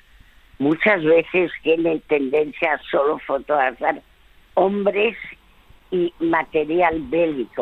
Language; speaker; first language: Spanish; early bilingual, other home language; French